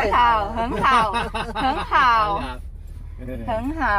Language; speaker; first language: Chinese; non-native, learner; Indonesian